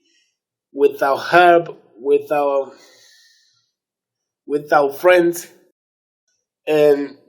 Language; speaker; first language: English; non-native, learner; Spanish